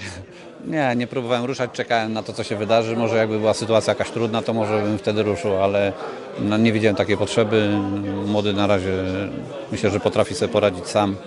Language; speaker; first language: Polish; native; Polish